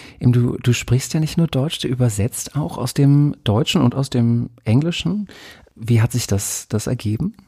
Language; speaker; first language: German; native; German